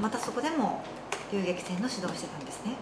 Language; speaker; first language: Japanese; native; Japanese